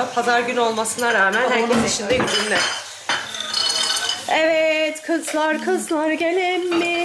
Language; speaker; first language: Turkish; native; Turkish